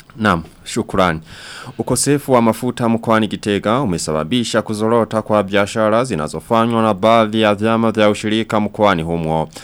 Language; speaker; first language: Swahili; non-native, local second language; Rundi